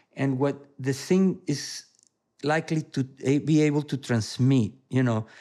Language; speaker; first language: English; non-native, fluent; Spanish